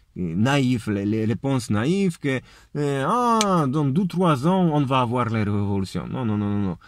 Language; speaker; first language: French; non-native, fluent; Polish